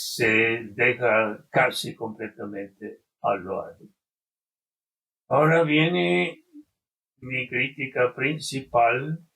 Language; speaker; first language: Spanish; non-native, fluent; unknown